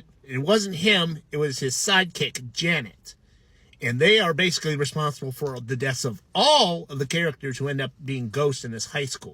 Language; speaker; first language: English; native; English